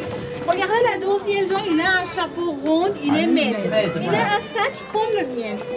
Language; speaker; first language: French; non-native, fluent; Persian